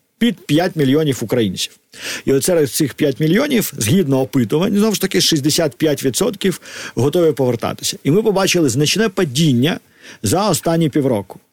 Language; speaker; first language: Ukrainian; native; Ukrainian